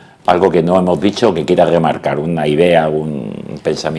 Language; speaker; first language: Spanish; native; Spanish